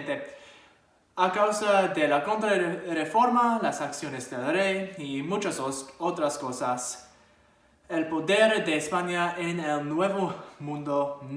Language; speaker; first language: Spanish; non-native, learner; English